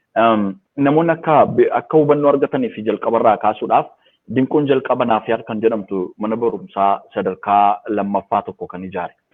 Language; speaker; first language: Oromo; native; Oromo